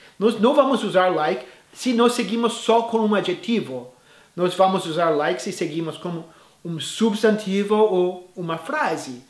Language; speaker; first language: Portuguese; non-native, fluent; English